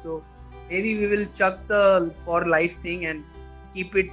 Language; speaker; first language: English; non-native, local second language; Bangla